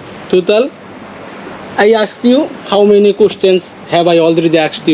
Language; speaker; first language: English; non-native, local second language; Bangla